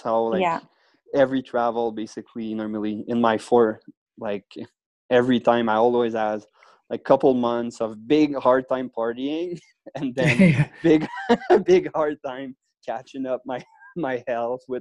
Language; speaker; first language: English; non-native, fluent; French